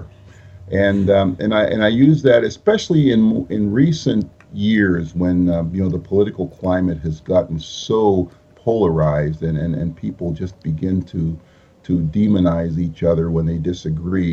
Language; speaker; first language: English; early bilingual, other home language; Spanish